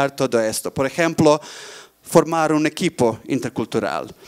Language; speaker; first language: Spanish; non-native, fluent; Bosnian